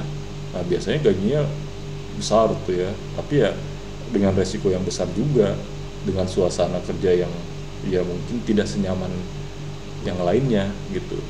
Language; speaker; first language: Indonesian; native; Indonesian